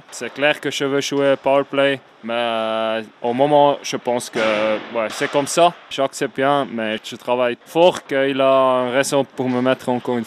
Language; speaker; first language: French; non-native, learner; Swiss German